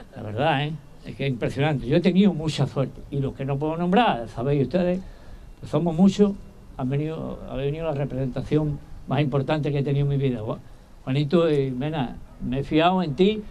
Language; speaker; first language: Spanish; native; Spanish